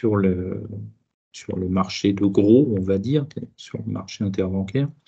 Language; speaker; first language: French; native; French